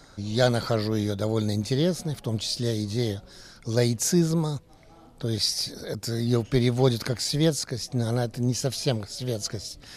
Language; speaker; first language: Russian; early bilingual, heritage; Russian